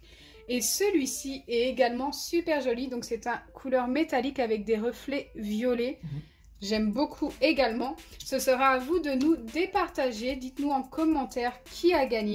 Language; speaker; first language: French; native; French